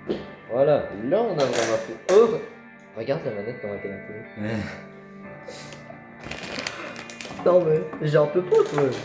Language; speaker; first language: French; native; French